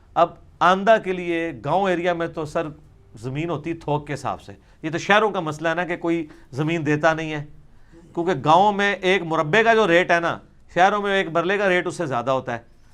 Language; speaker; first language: Urdu; non-native, local second language; Punjabi